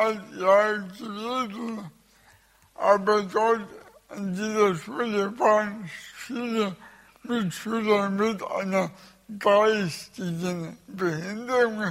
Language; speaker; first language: German; early bilingual, other home language; Russian